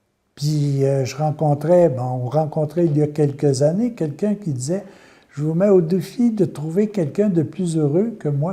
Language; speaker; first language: French; native; French